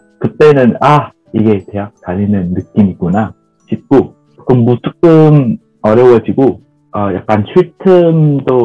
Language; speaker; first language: Korean; non-native, fluent; Vietnamese